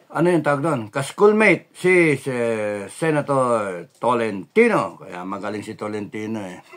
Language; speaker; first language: Filipino; native; Filipino